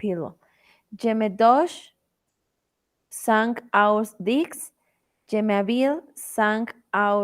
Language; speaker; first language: French; non-native, learner; Spanish